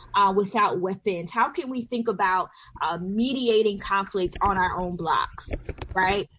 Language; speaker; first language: English; native; English